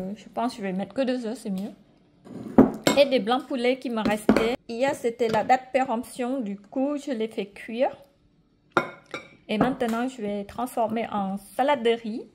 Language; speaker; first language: French; non-native, fluent; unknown